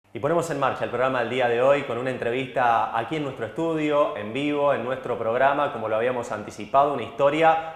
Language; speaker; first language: Spanish; native; Spanish